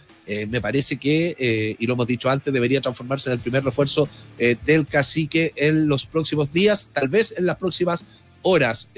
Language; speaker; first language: Spanish; native; Spanish